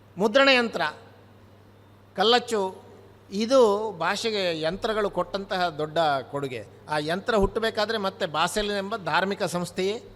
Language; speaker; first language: Kannada; native; Kannada